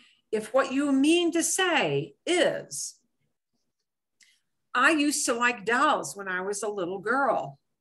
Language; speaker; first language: English; native; English